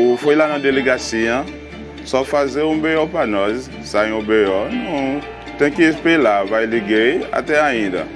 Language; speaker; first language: Portuguese; non-native, learner; Haitian Creole